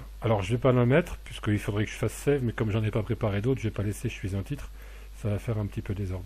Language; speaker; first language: French; native; French